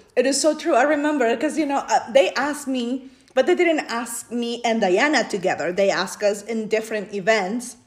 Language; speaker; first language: English; non-native, fluent; Spanish